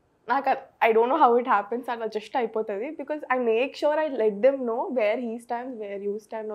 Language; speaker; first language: English; non-native, local second language; Telugu